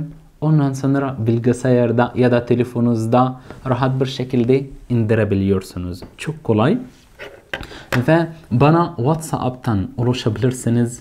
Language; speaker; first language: Turkish; non-native, fluent; Arabic